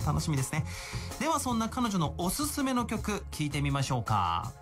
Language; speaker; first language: Japanese; native; Japanese